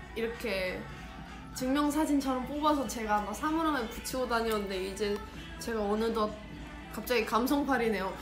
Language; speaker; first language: Korean; early bilingual, heritage; Korean